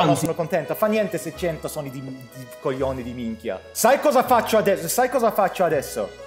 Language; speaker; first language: Italian; non-native, learner; Swedish